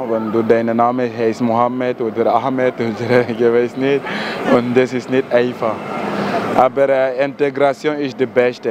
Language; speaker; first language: German; non-native, learner; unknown